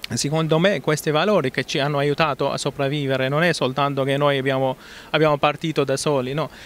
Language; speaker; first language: Italian; non-native, fluent; Arabic